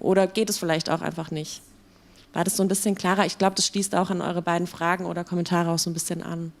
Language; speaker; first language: German; native; German